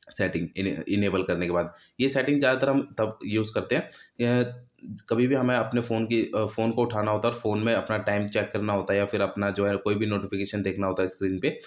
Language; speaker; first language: Hindi; native; Hindi